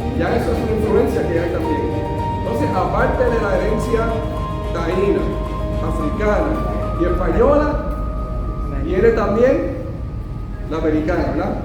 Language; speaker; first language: Spanish; early bilingual, heritage; Spanish